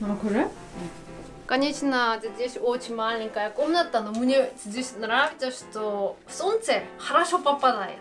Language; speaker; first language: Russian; non-native, fluent; Korean